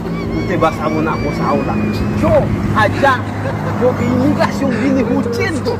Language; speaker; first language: Spanish; non-native, learner; Haitian Creole